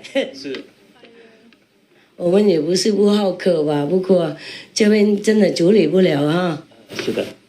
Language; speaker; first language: Chinese; non-native, fluent; Vietnamese